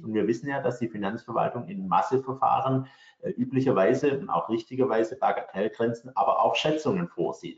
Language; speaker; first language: German; native; German